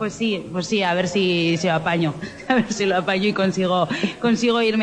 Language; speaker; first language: Spanish; native; Spanish